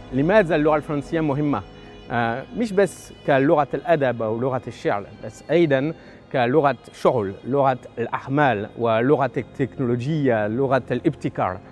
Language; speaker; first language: Arabic; non-native, fluent; French